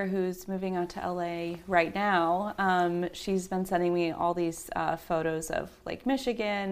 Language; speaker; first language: English; native; English